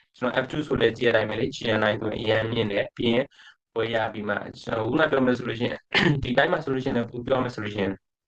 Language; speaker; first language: Burmese; native; Burmese